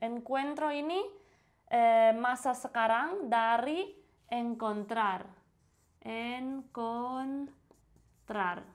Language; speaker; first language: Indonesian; non-native, fluent; Spanish